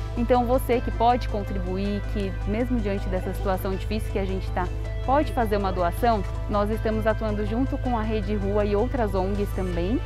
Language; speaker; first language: Portuguese; native; Portuguese